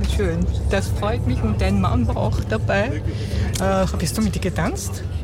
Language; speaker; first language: German; native; German